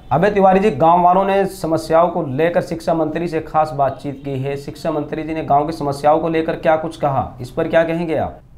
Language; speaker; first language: Hindi; native; Hindi